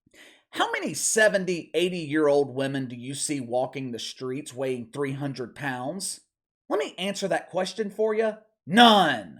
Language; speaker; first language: English; native; English